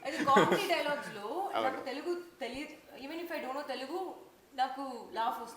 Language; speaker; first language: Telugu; non-native, learner; Tamil